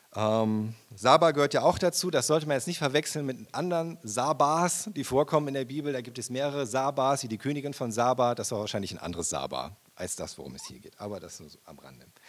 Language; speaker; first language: German; native; German